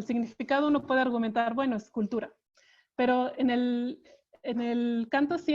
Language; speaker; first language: Spanish; native; Spanish